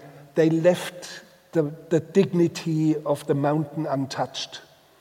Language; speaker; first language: English; non-native, fluent; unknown